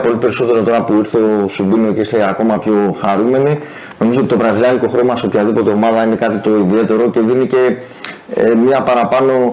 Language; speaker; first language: Greek; native; Greek